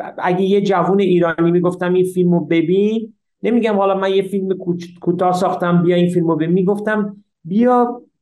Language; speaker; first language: Persian; early bilingual, heritage; Persian